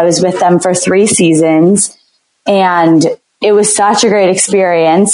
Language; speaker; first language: English; native; English